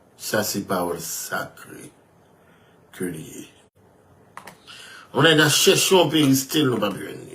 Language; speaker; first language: French; non-native, local second language; Haitian Creole